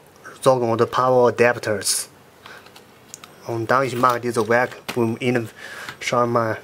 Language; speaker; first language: German; non-native, learner; Chinese